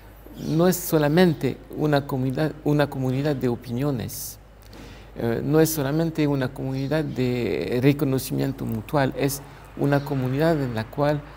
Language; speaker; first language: Spanish; non-native, fluent; French